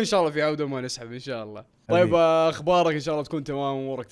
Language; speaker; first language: Arabic; native; Arabic